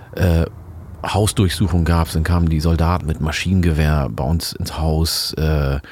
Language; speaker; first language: German; early bilingual, other home language; Oromo